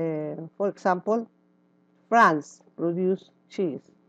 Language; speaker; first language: English; non-native, learner; Spanish